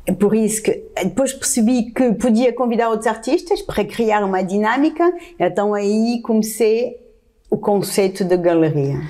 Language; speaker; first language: Portuguese; non-native, fluent; French